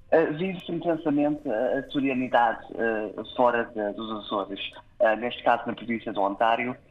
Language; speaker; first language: Portuguese; early bilingual, heritage; Portuguese